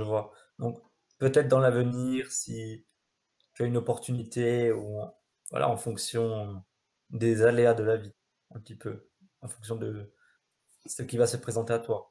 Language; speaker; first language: French; native; French